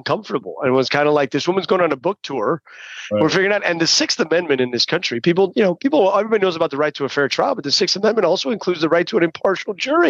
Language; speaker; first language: English; native; English